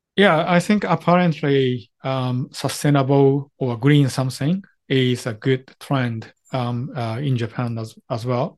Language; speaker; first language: English; non-native, fluent; Japanese